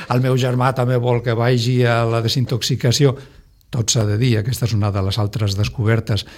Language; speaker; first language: Catalan; non-native, local second language; Spanish